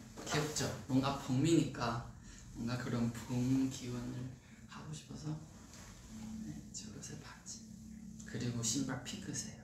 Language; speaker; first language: Korean; non-native, fluent; Chinese